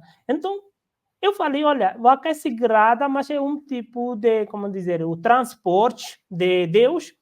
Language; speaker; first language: Portuguese; non-native, learner; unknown